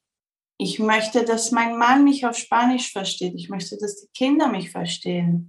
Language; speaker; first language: German; non-native, fluent; Spanish